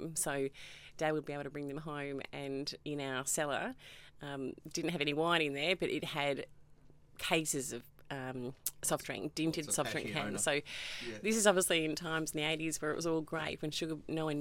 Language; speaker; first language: English; native; English